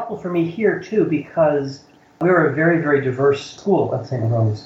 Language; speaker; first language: English; native; English